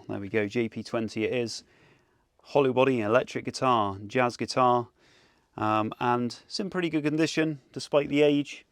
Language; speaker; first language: English; native; English